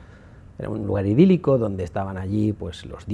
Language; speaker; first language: Spanish; native; Spanish